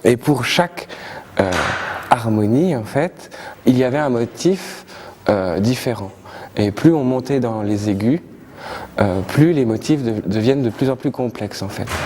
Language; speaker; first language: French; native; French